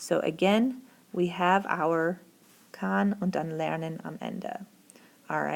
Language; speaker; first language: German; non-native, fluent; English